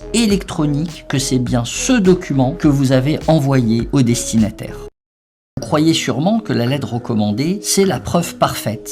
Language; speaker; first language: French; native; French